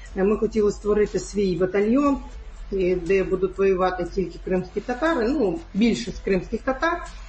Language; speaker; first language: Ukrainian; non-native, local second language; Crimean Tatar